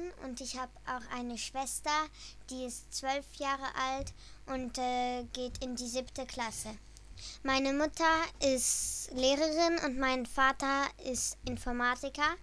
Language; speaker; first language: German; early bilingual, heritage; German